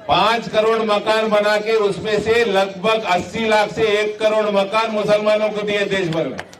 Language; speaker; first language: Hindi; non-native, local second language; Telugu